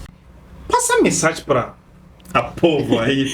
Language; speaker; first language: Portuguese; non-native, fluent; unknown